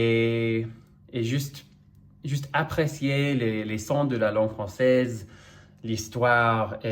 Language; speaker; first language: French; non-native, fluent; English